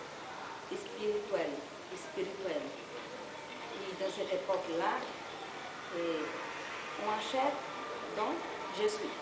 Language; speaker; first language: French; non-native, learner; Portuguese